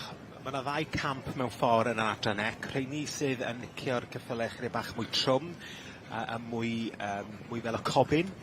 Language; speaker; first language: Welsh; native; Welsh